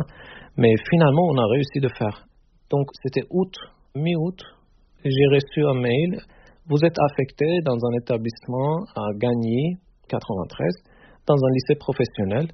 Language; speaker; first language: French; non-native, fluent; Turkish